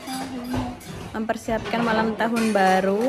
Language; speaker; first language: Indonesian; native; Indonesian